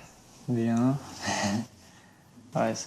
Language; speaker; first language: French; non-native, fluent; Persian